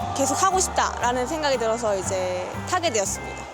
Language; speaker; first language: Korean; native; Korean